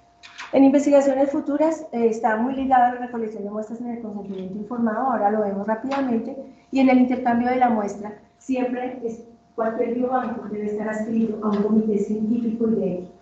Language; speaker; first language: Spanish; native; Spanish